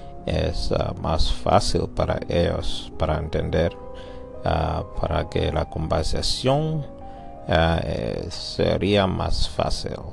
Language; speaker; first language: Spanish; non-native, learner; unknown